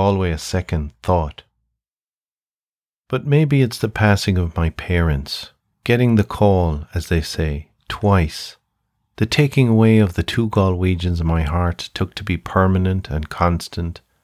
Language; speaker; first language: English; native; English